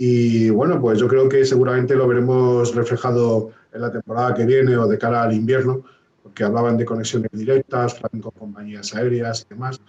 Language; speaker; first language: Spanish; native; Spanish